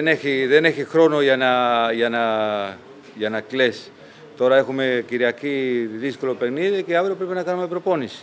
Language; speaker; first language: Greek; non-native, fluent; Spanish